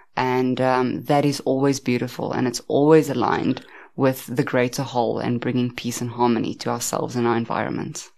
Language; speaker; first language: English; native; English